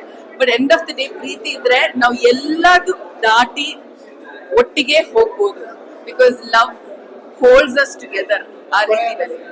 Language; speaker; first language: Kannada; non-native, fluent; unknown